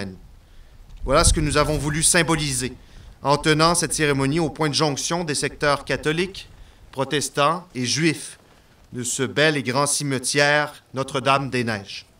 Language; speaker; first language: French; native; French